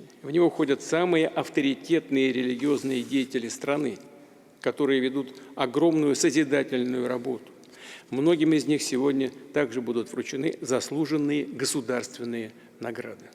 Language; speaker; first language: Russian; native; Russian